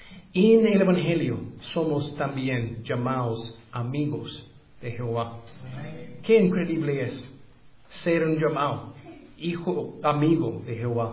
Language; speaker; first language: Spanish; non-native, learner; English